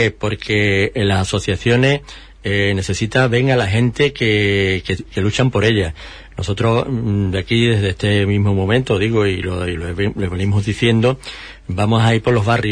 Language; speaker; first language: Spanish; native; Spanish